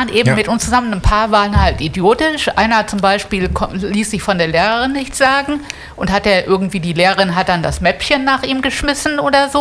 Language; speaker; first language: German; native; German